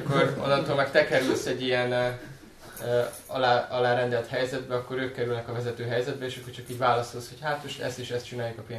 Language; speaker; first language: Hungarian; native; Hungarian